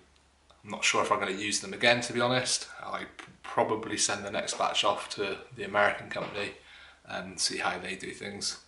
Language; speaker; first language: English; native; English